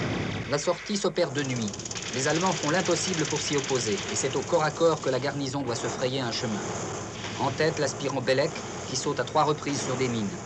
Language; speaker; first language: French; native; French